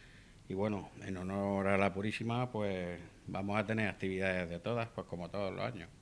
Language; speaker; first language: Spanish; native; Spanish